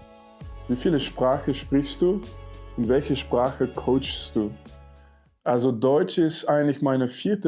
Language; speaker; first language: German; non-native, fluent; French